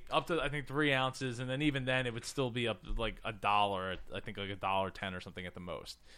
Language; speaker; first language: English; native; English